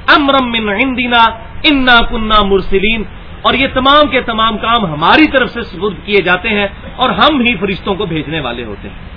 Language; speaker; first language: Urdu; non-native, local second language; Punjabi